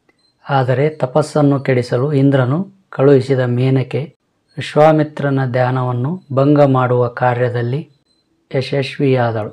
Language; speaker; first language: Kannada; native; Kannada